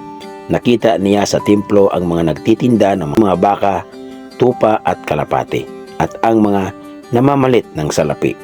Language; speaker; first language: Filipino; native; Filipino